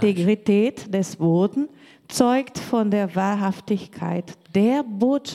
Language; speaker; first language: German; non-native, learner; Portuguese